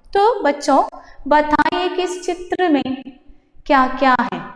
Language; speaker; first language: Hindi; non-native, local second language; Malayalam